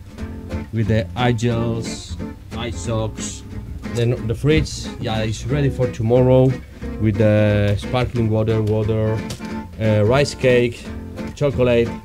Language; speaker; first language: English; non-native, learner; Spanish